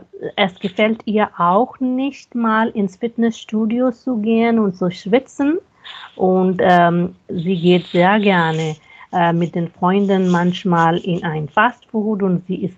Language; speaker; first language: German; non-native, fluent; Hindi